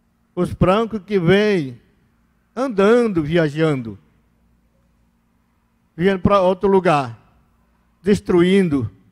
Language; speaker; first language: Portuguese; non-native, local second language; Yanomámi